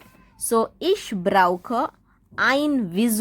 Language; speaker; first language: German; non-native, learner; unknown